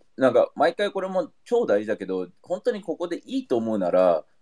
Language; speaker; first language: Japanese; native; Japanese